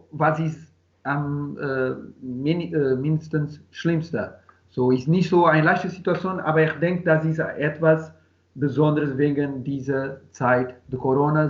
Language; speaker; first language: German; non-native, learner; Portuguese